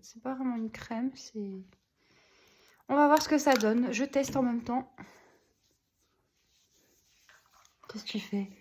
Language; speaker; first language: French; native; French